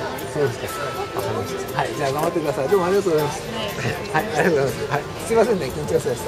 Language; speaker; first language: Japanese; native; Japanese